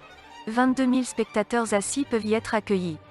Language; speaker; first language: French; native; French